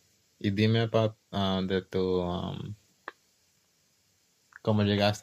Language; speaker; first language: Spanish; early bilingual, heritage; English